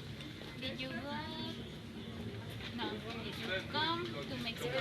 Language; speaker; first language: English; non-native, learner; Spanish